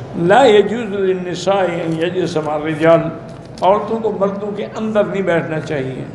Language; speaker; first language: Urdu; native; Urdu